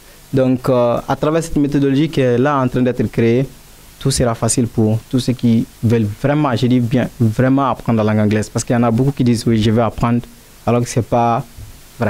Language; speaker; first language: French; non-native, local second language; Bambara